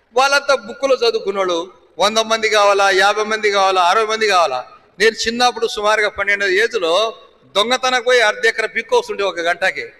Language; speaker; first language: Telugu; non-native, local second language; Lambadi